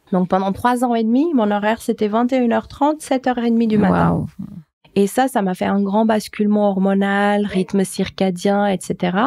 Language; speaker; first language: French; non-native, fluent; Portuguese